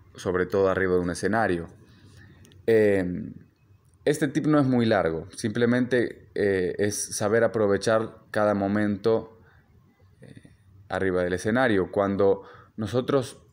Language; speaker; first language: Spanish; native; Spanish